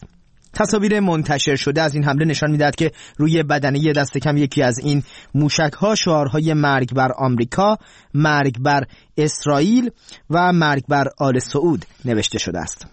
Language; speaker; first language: Persian; native; Persian